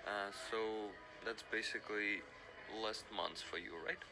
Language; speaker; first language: English; non-native, fluent; Ukrainian